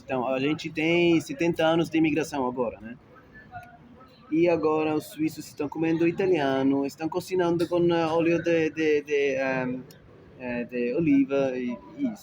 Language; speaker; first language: Portuguese; non-native, fluent; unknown